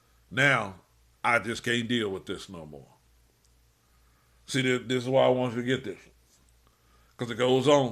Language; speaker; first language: English; native; English